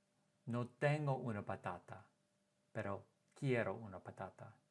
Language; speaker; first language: Spanish; non-native, fluent; English